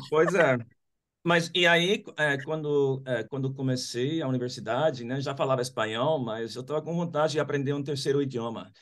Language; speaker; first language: Portuguese; non-native, fluent; English